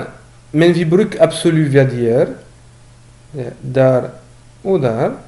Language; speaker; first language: Norwegian; non-native, learner; French